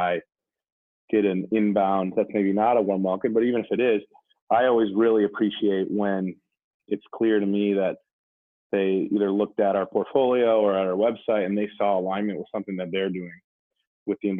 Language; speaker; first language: English; native; English